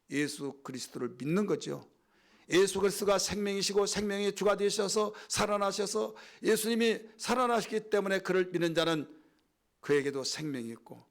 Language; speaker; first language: Korean; native; Korean